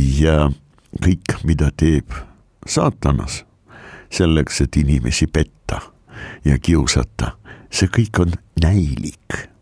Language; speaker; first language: Estonian; non-native, local second language; Russian